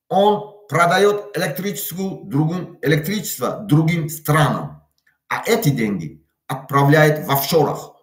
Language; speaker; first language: Russian; non-native, local second language; Tajik